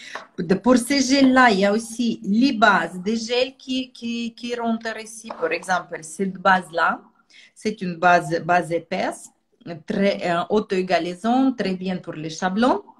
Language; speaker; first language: French; non-native, fluent; Russian